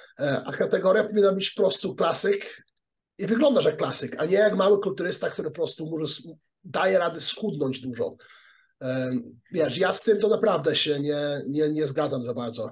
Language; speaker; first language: Polish; early bilingual, heritage; Polish